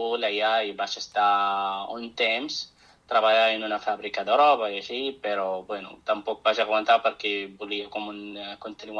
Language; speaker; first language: Catalan; non-native, fluent; Arabic